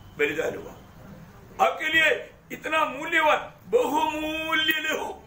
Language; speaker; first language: Hindi; non-native, local second language; Malayalam